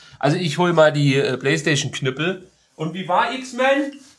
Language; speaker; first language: German; native; German